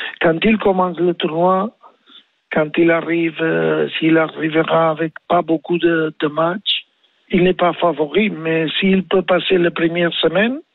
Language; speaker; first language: French; non-native, learner; Spanish